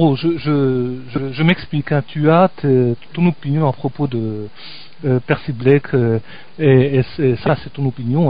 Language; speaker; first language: French; native; French